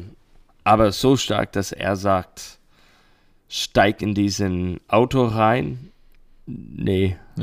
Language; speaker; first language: German; non-native, learner; English